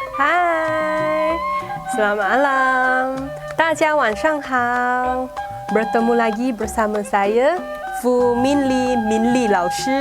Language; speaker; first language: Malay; non-native, local second language; Chinese